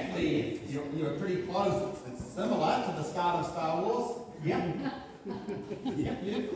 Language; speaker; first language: English; native; English